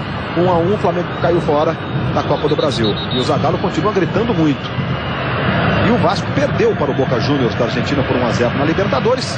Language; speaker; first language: Portuguese; native; Portuguese